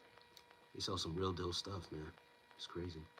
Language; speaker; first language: English; native; English